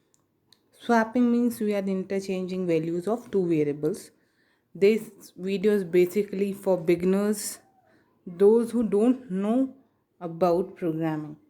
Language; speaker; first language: English; non-native, local second language; Hindi